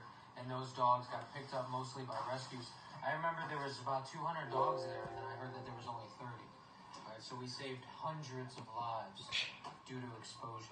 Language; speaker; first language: English; native; English